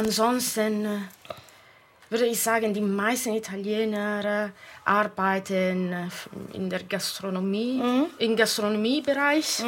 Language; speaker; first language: German; non-native, fluent; Italian